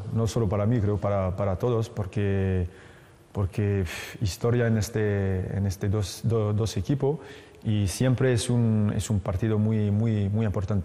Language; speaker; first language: Spanish; non-native, fluent; French